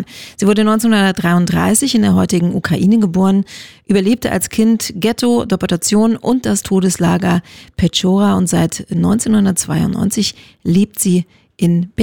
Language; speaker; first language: German; native; German